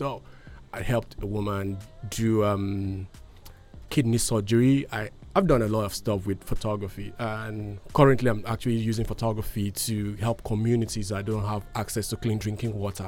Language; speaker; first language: English; non-native, local second language; Ibibio